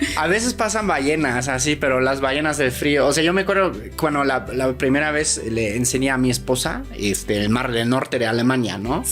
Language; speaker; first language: Spanish; native; Spanish